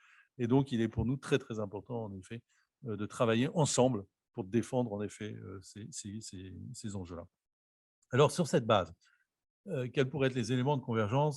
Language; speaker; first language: French; native; French